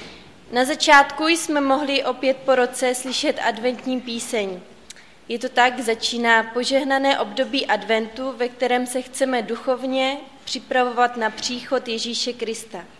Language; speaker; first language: Czech; native; Czech